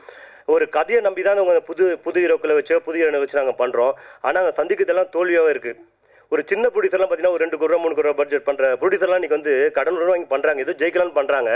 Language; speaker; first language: Tamil; native; Tamil